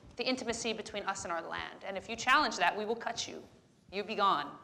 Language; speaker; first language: English; native; English